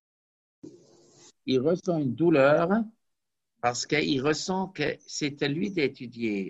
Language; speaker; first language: French; native; French